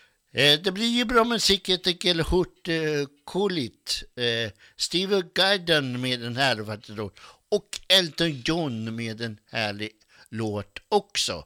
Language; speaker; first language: Swedish; native; Swedish